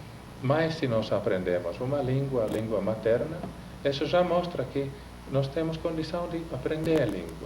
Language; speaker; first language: Portuguese; non-native, fluent; Finnish